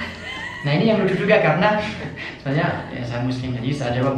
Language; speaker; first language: Indonesian; non-native, fluent; French